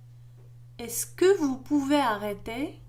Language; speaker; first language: French; non-native, local second language; Arabic